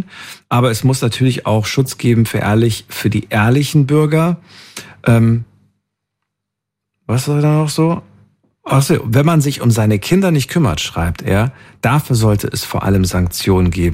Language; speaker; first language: German; native; German